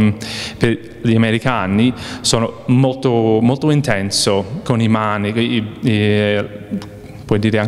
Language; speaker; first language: Italian; non-native, fluent; English